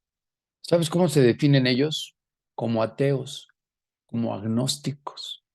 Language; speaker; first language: Spanish; native; Spanish